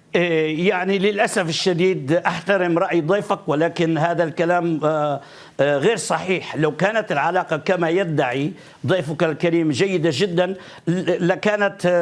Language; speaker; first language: Arabic; non-native, fluent; Turkish